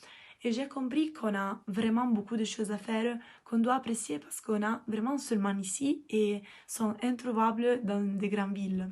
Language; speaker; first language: French; non-native, local second language; Italian